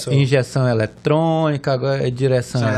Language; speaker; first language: Portuguese; native; Portuguese